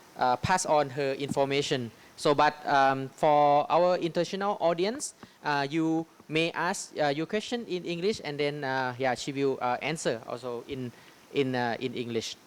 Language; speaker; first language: English; non-native, fluent; Thai